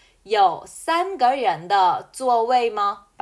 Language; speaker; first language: Chinese; non-native, fluent; Korean